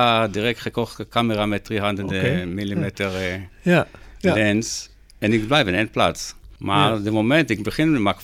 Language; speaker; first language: Dutch; non-native, learner; Hebrew